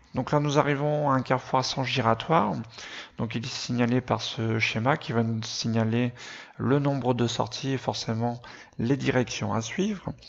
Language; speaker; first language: French; native; French